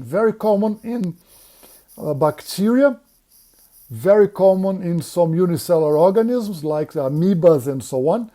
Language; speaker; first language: English; non-native, fluent; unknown